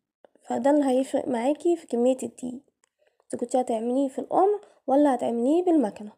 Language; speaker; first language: Arabic; native; Arabic